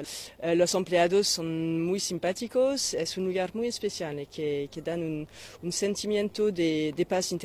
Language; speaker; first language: Spanish; non-native, fluent; French